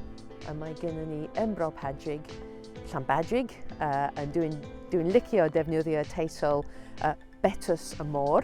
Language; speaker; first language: Welsh; non-native, fluent; English